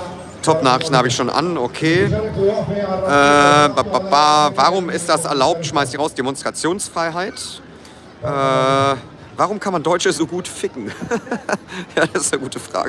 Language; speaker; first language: German; native; German